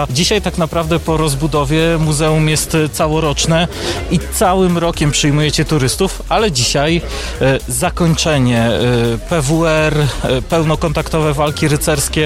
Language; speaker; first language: Polish; native; Polish